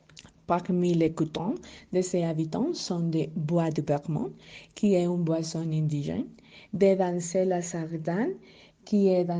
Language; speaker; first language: French; non-native, learner; Spanish